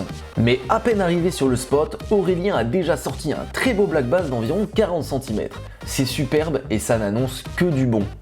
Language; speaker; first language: French; native; French